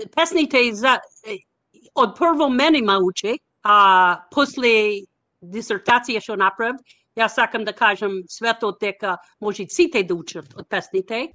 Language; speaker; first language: Macedonian; non-native, fluent; English